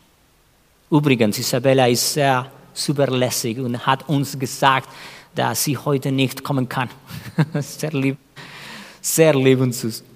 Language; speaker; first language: German; non-native, fluent; Spanish